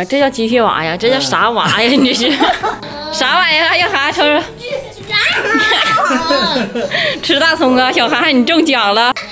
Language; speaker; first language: Chinese; native; Chinese